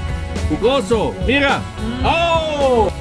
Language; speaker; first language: Spanish; non-native, learner; English